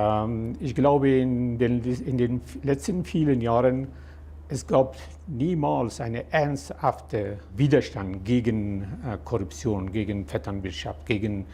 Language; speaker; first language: German; non-native, fluent; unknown